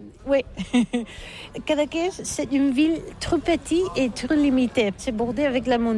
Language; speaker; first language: French; non-native, learner; Catalan